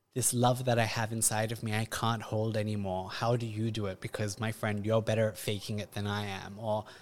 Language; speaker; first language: English; native; English